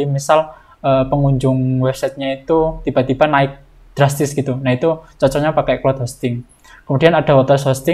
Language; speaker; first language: Indonesian; native; Indonesian